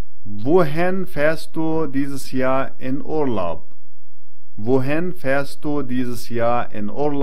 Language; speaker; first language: German; non-native, fluent; Arabic